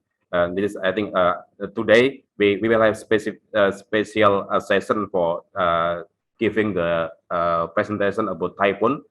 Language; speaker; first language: English; non-native, local second language; Indonesian